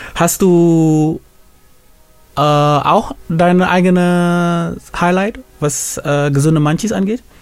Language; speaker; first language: German; non-native, fluent; Indonesian